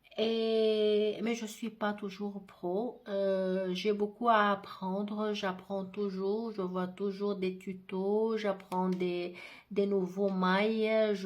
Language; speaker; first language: French; non-native, local second language; Arabic